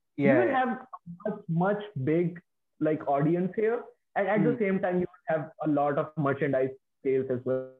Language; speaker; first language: English; non-native, local second language; Hindi